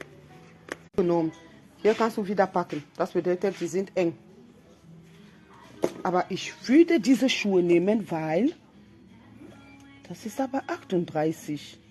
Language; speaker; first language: German; non-native, fluent; French